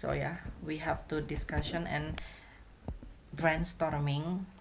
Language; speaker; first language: English; non-native, learner; Indonesian